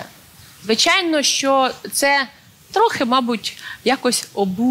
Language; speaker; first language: Ukrainian; native; Ukrainian